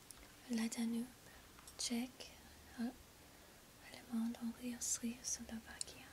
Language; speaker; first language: French; non-native, learner; English